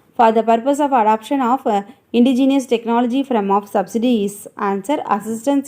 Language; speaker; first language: English; non-native, local second language; Tamil